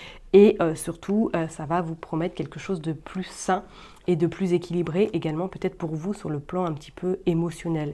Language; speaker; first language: French; native; French